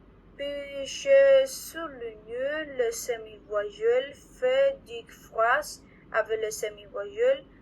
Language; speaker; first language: French; non-native, learner; Spanish